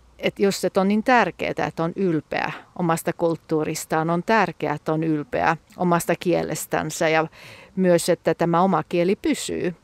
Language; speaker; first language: Finnish; early bilingual, heritage; Finnish